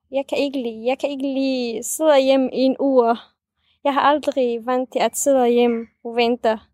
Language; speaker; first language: Danish; non-native, fluent; Kurdish